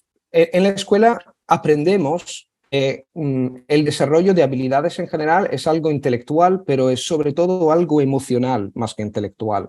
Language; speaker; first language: Spanish; non-native, fluent; Italian